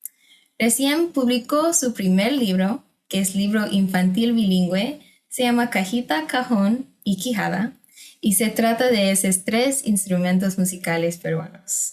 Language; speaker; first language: Spanish; non-native, fluent; English